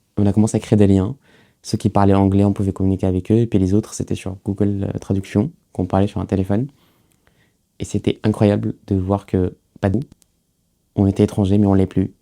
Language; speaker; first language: French; early bilingual, other home language; Arabic